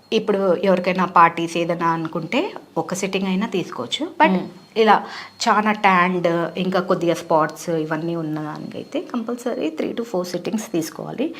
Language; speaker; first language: Telugu; non-native, local second language; Bangla